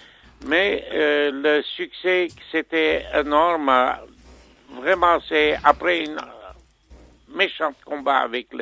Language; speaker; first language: French; non-native, fluent; Armenian